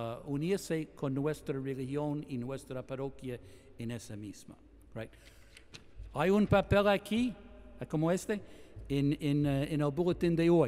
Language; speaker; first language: Spanish; non-native, fluent; English